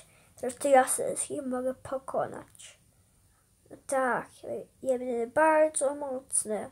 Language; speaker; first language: Polish; early bilingual, heritage; Polish